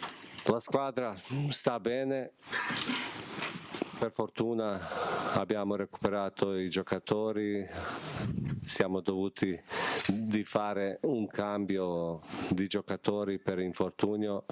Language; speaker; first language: Italian; non-native, fluent; Bosnian